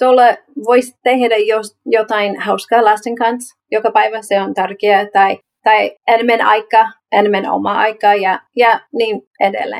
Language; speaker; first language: Finnish; non-native, learner; English